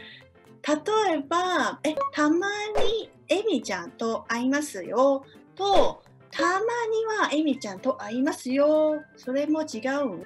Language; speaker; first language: Japanese; non-native, fluent; Cantonese